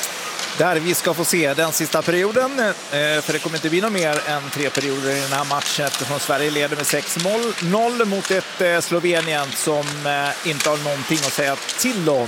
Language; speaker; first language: Swedish; native; Swedish